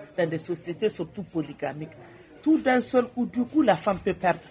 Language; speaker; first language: French; non-native, local second language; Hausa